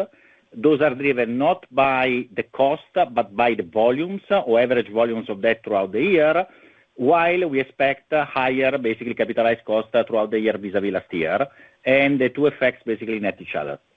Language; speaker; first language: English; non-native, fluent; Italian